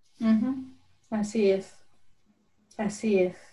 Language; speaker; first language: Spanish; early bilingual, other home language; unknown